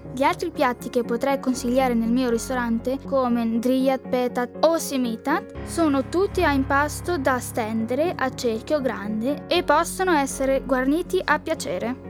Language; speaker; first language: Italian; non-native, fluent; Albanian